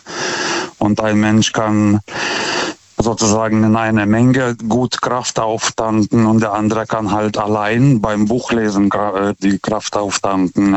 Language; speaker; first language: German; non-native, fluent; Lithuanian